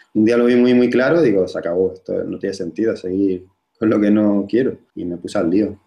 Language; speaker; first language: Spanish; native; Spanish